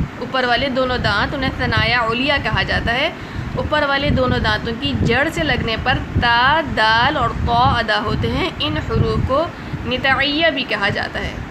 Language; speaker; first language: Urdu; native; Urdu